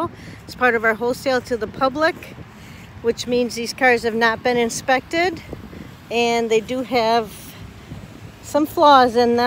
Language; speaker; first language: English; native; English